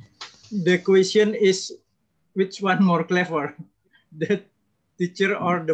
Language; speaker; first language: English; non-native, learner; Indonesian